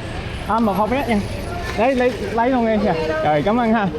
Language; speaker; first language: Vietnamese; non-native, learner; English